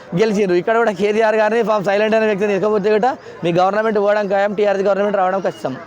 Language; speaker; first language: Telugu; native; Telugu